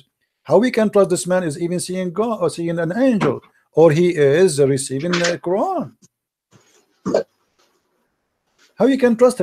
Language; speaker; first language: English; non-native, fluent; Arabic